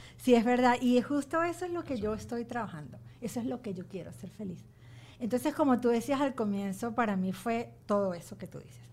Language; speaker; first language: Spanish; native; Spanish